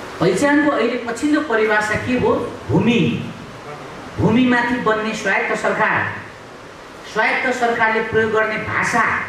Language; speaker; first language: Nepali; non-native, local second language; Limbu